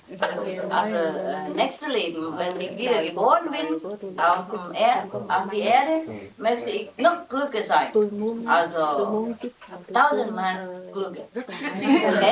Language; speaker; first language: German; non-native, learner; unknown